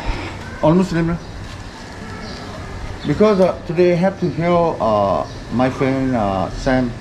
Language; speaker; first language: English; non-native, learner; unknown